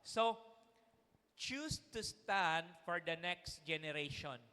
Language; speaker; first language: English; non-native, local second language; Filipino